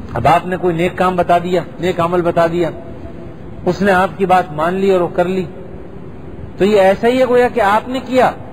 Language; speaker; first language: Urdu; native; Urdu